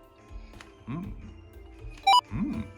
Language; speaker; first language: Japanese; native; Japanese